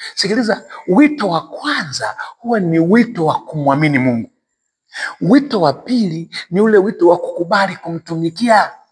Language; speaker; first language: Swahili; native; Swahili